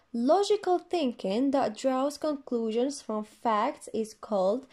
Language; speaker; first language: English; non-native, fluent; Arabic